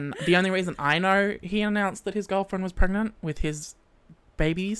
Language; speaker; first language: English; native; English